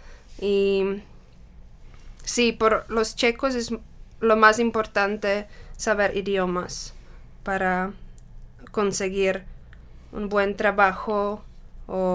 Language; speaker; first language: Spanish; non-native, learner; Czech